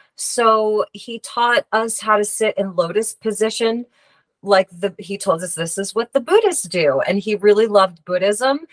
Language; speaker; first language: English; native; English